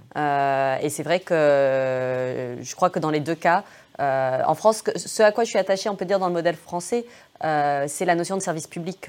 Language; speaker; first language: French; early bilingual, other home language; English